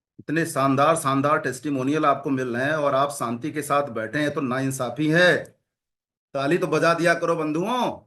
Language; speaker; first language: Hindi; native; Hindi